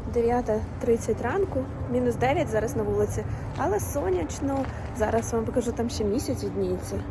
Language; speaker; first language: Ukrainian; non-native, local second language; Russian